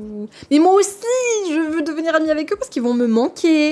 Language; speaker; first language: French; native; French